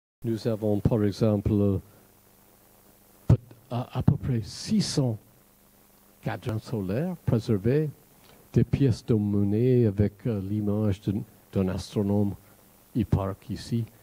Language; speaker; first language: French; non-native, fluent; English